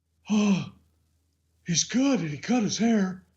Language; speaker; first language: English; native; English